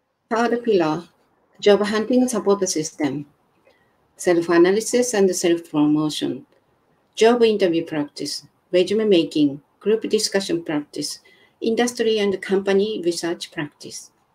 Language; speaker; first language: English; non-native, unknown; Japanese